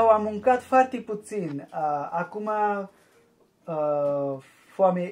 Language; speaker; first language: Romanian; non-native, learner; Bangla